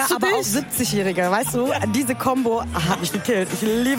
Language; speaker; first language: German; early bilingual, other home language; Kurdish